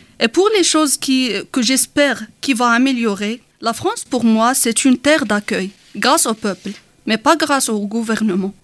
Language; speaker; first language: French; non-native, local second language; Arabic